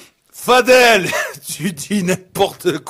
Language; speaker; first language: French; non-native, local second language; Arabic